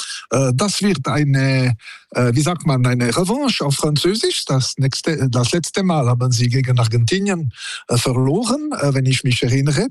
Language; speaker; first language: German; non-native, local second language; French